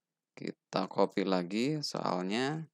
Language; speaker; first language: Indonesian; native; Indonesian